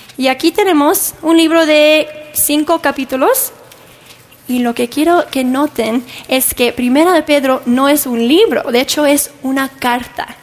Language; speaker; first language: Spanish; non-native, fluent; English